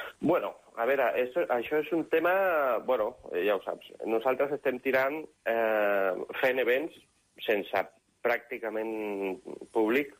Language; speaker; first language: Catalan; non-native, local second language; Spanish